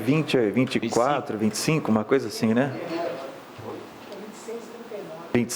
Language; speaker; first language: Portuguese; native; Portuguese